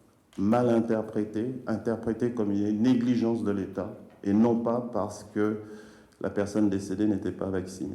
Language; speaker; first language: French; native; French